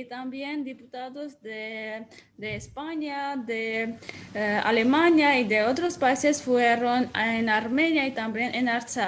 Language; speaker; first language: Spanish; non-native, fluent; Armenian